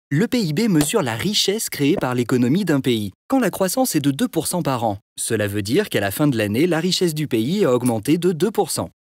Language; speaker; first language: French; native; French